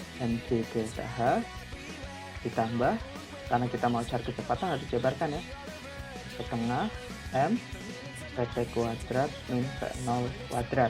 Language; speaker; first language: Indonesian; native; Indonesian